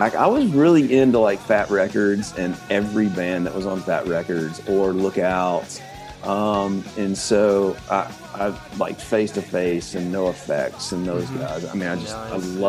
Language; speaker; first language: English; native; English